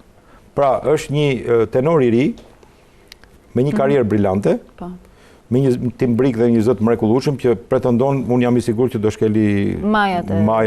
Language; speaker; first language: Albanian; native; Albanian